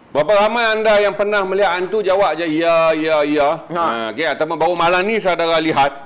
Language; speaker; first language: Malay; native; Malay